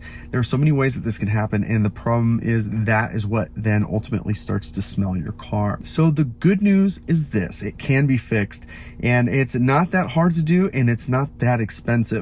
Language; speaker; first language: English; native; English